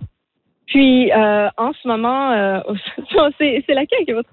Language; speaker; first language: French; native; French